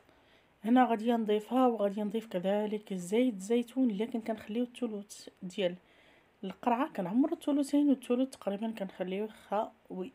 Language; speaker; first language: Arabic; native; Arabic